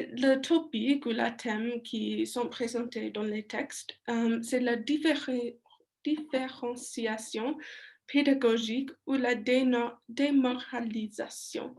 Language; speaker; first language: French; non-native, learner; English